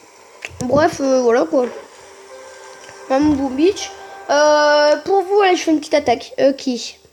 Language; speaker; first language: French; native; French